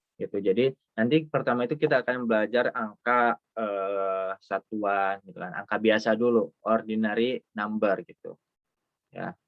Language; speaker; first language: Indonesian; native; Indonesian